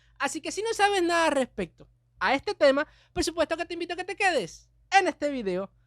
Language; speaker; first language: Spanish; native; Spanish